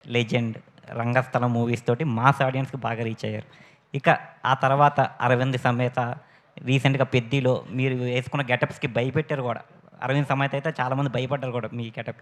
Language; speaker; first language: Telugu; native; Telugu